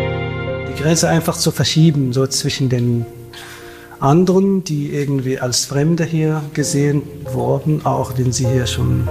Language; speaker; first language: German; non-native, fluent; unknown